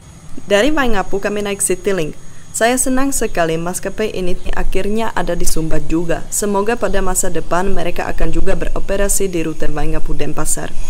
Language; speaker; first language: Indonesian; non-native, fluent; Czech